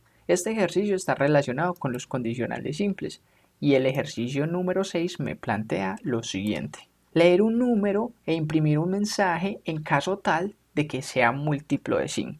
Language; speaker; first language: Spanish; native; Spanish